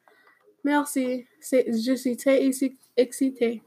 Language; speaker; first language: French; non-native, learner; English